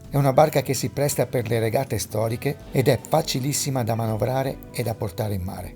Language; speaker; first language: Italian; native; Italian